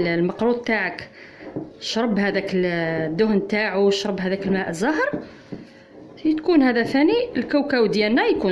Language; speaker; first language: Arabic; native; Arabic